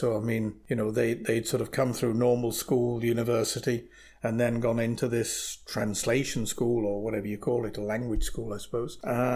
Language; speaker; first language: English; native; English